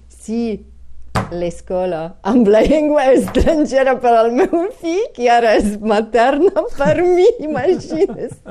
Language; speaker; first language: Catalan; non-native, fluent; Ukrainian